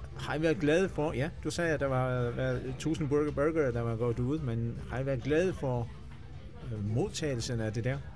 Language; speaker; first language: Danish; non-native, local second language; Faroese